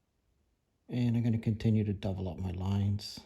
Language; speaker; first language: English; native; English